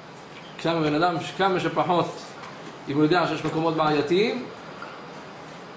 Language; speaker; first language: Hebrew; native; Hebrew